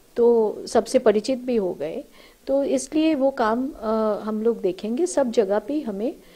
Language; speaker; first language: Hindi; non-native, local second language; Bangla